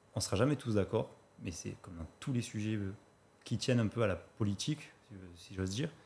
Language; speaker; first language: French; native; French